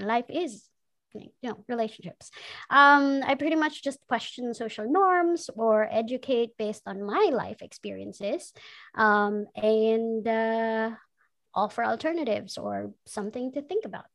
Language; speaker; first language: English; non-native, local second language; Filipino